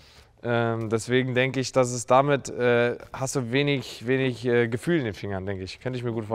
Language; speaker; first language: German; native; German